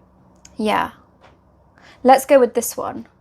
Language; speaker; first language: English; native; English